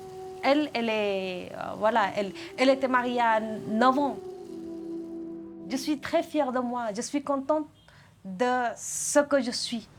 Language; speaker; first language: French; non-native, fluent; Nepali